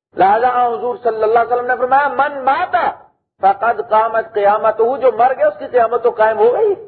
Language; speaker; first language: Urdu; non-native, local second language; Punjabi